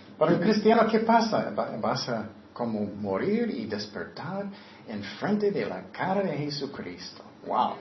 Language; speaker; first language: Spanish; non-native, fluent; English